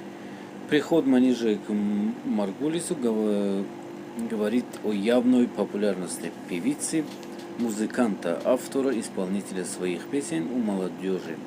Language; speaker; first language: Russian; non-native, local second language; Tajik